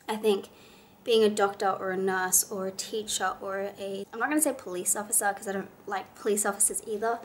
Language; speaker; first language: English; native; English